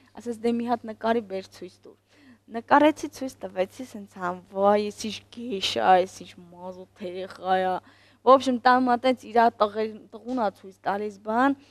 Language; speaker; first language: Armenian; native; Armenian